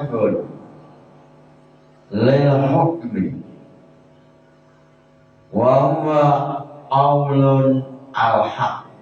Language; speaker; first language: Arabic; non-native, fluent; Indonesian